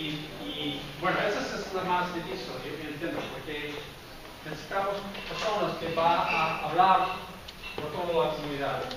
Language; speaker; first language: Spanish; non-native, fluent; English